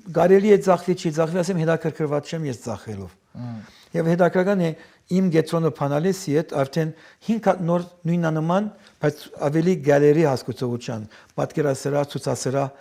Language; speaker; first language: Armenian; early bilingual, heritage; Armenian